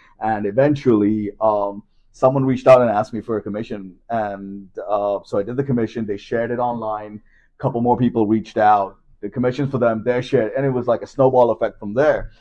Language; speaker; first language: English; non-native, local second language; Sinhala